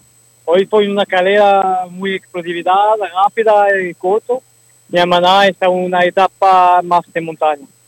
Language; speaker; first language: Spanish; non-native, learner; French